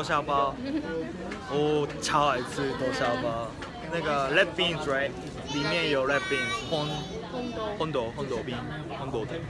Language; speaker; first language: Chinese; non-native, learner; Japanese